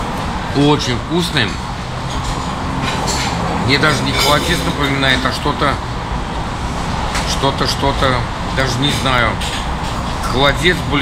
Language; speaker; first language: Russian; native; Russian